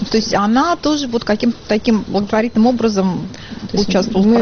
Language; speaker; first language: Russian; native; Russian